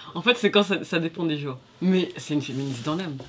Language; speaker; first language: French; native; French